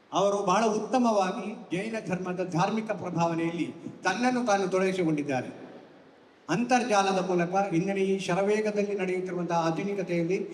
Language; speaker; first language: Kannada; native; Kannada